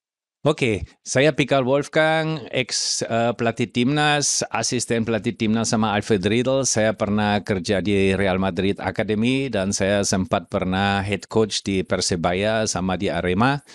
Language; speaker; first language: Indonesian; non-native, fluent; German